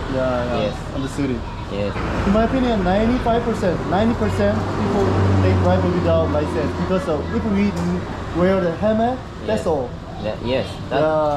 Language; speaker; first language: English; non-native, learner; Korean